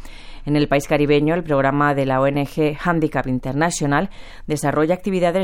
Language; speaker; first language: Spanish; native; Spanish